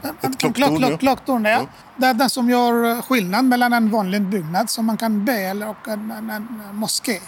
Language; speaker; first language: Swedish; non-native, fluent; Arabic